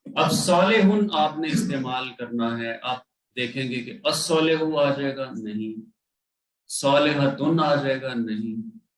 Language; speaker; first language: Urdu; native; Urdu